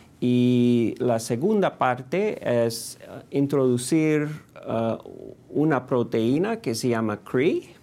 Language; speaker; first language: Spanish; non-native, fluent; English